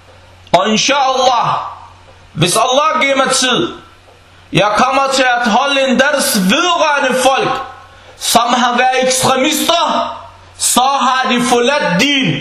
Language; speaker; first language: Danish; non-native, fluent; Arabic